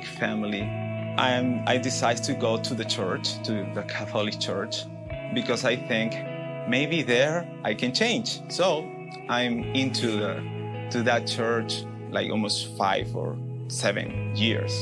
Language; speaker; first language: English; non-native, learner; Spanish